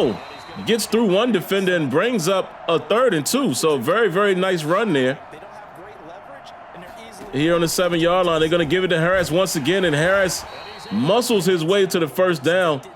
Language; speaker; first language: English; native; English